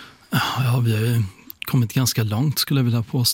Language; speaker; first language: Swedish; native; Swedish